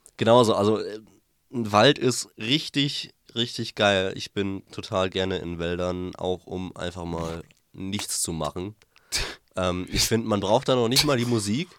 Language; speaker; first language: German; native; German